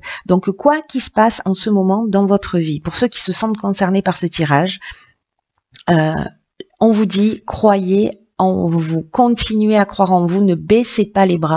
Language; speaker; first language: French; native; French